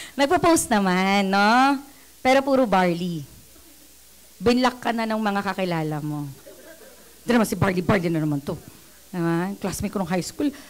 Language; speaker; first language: Filipino; native; Filipino